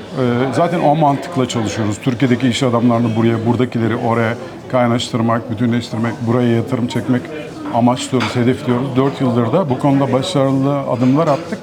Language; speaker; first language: Turkish; native; Turkish